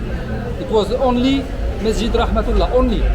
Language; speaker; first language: English; non-native, learner; French